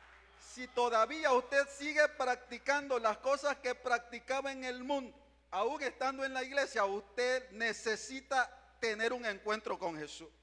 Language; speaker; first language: Spanish; native; Spanish